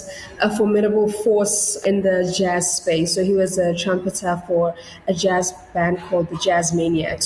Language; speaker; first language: English; non-native, local second language; Tswana